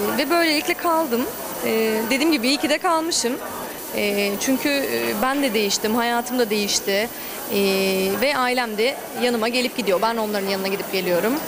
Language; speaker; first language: Turkish; early bilingual, heritage; Turkish